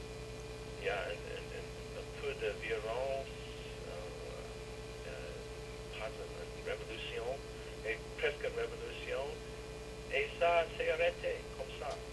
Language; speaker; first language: French; non-native, learner; English